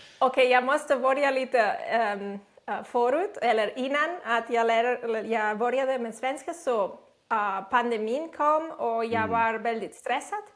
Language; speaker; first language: Swedish; non-native, fluent; Catalan